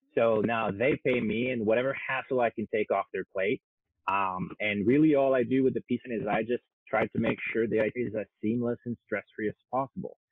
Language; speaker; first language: English; non-native, local second language; French